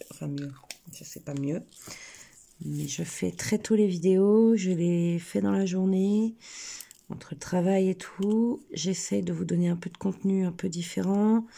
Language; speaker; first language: French; native; French